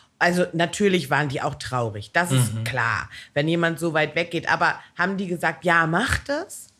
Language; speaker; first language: German; native; German